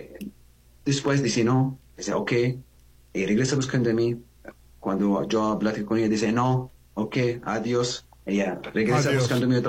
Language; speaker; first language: Spanish; non-native, learner; Arabic